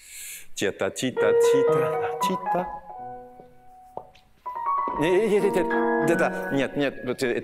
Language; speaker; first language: Russian; non-native, learner; French